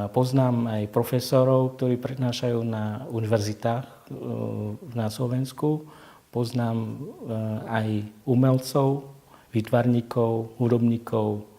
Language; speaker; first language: Slovak; non-native, fluent; Vietnamese